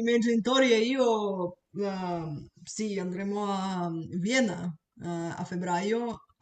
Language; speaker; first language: Italian; non-native, fluent; Bulgarian